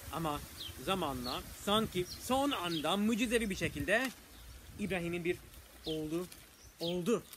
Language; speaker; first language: Turkish; non-native, fluent; English